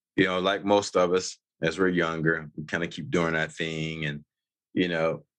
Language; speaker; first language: English; native; English